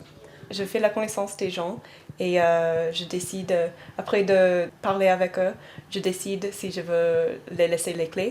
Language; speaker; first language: French; non-native, fluent; English